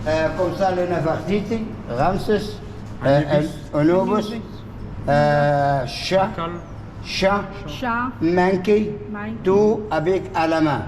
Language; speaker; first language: French; non-native, learner; Arabic